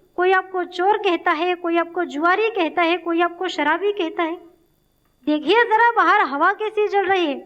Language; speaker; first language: Hindi; non-native, local second language; Marathi